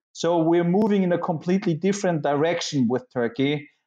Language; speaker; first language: English; non-native, fluent; German